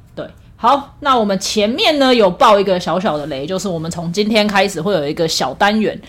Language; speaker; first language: Chinese; non-native, local second language; Min Nan Chinese